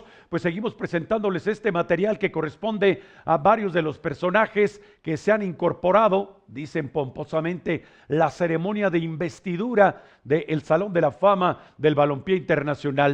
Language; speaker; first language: Spanish; native; Spanish